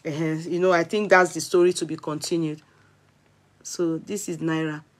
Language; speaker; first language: English; non-native, local second language; Yoruba